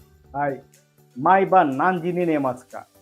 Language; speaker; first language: Japanese; non-native, fluent; Bangla